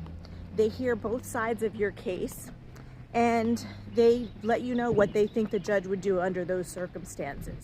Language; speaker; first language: English; native; English